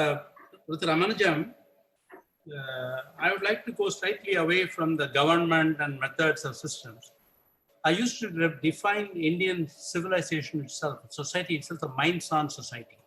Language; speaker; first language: English; non-native, local second language; Tamil